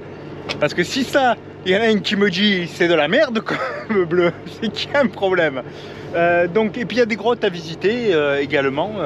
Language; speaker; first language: French; native; French